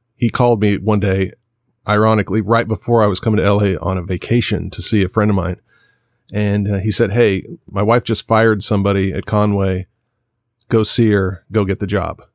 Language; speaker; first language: English; native; English